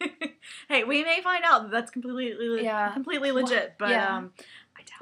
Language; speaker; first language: English; native; English